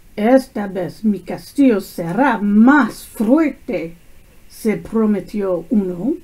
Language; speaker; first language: Spanish; non-native, learner; English